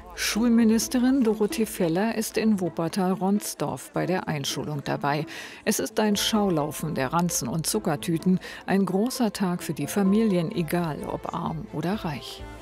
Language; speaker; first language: German; native; German